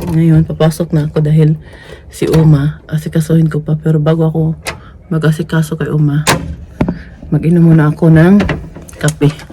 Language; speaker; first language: Filipino; non-native, local second language; Cebuano